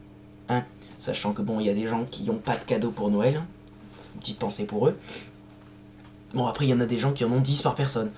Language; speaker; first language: French; native; French